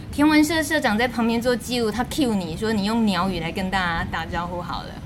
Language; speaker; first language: Chinese; native; Chinese